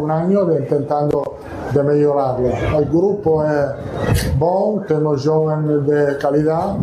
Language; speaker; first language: Portuguese; non-native, fluent; Italian